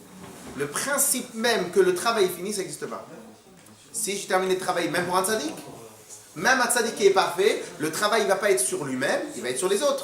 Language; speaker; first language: French; native; French